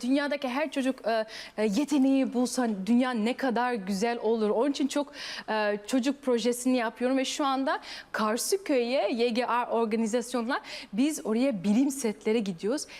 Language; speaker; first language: Turkish; early bilingual, heritage; Turkish